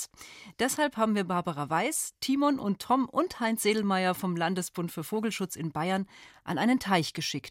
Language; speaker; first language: German; native; German